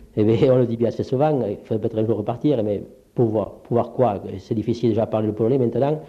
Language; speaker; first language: French; early bilingual, other home language; Polish